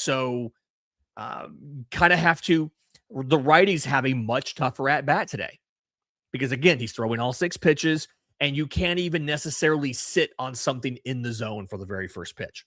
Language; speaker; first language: English; native; English